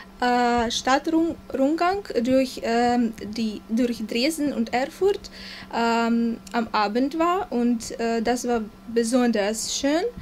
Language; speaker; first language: German; non-native, fluent; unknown